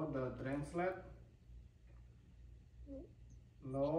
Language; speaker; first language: English; non-native, learner; Khmer